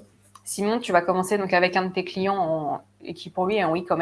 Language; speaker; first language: French; native; French